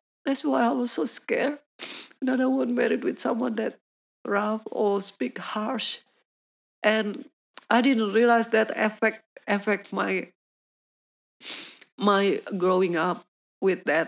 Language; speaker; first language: English; non-native, learner; Indonesian